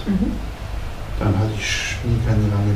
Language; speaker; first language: German; non-native, fluent; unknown